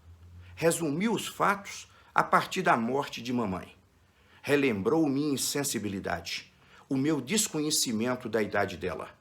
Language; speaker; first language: Portuguese; native; Portuguese